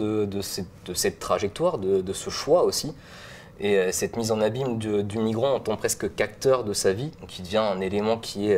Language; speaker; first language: French; native; French